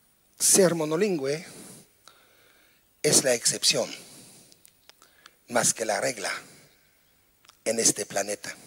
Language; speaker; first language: Spanish; non-native, fluent; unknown